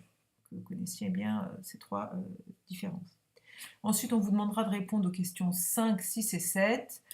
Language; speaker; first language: French; native; French